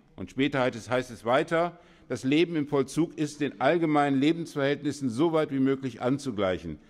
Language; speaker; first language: German; native; German